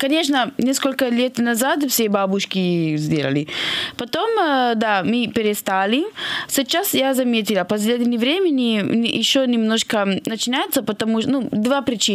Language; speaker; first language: Russian; non-native, fluent; Italian